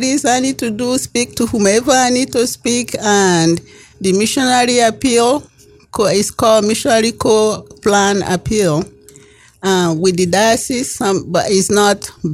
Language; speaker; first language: English; non-native, local second language; Igbo